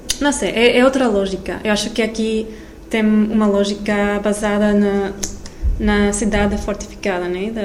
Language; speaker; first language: Portuguese; non-native, learner; English